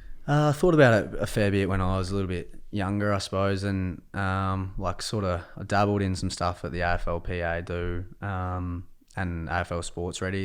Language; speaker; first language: English; native; English